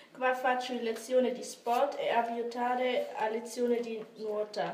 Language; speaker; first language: Italian; non-native, learner; German